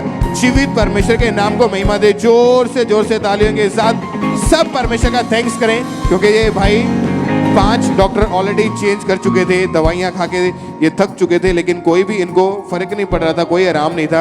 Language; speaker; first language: Hindi; native; Hindi